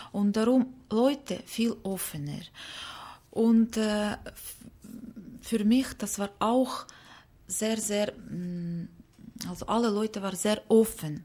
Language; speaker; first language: German; non-native, learner; Ukrainian